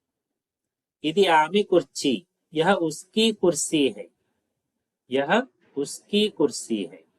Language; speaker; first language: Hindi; non-native, local second language; Telugu